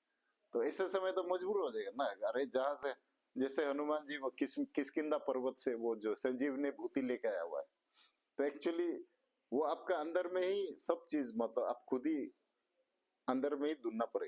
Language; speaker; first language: Hindi; non-native, local second language; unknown